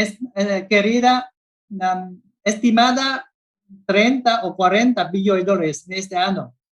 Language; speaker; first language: Spanish; non-native, learner; Vietnamese